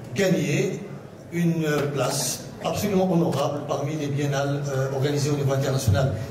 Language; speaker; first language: French; non-native, local second language; Arabic